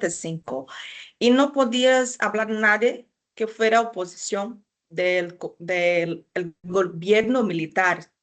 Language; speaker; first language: Spanish; non-native, fluent; Portuguese